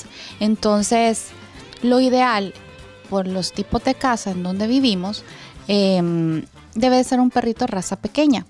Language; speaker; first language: Spanish; native; Spanish